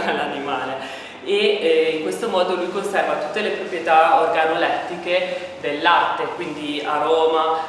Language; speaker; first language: Italian; native; Italian